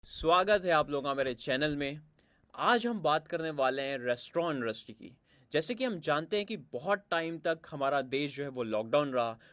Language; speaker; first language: Hindi; native; Hindi